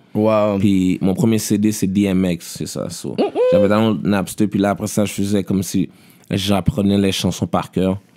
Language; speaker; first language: French; early bilingual, other home language; Haitian Creole